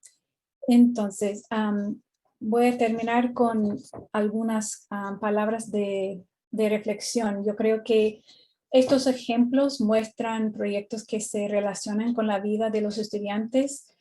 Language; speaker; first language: Spanish; non-native, fluent; English